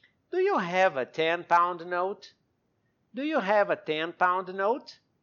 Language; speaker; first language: English; non-native, fluent; Portuguese